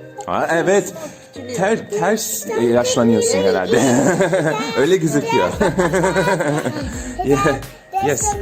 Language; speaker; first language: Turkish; non-native, learner; English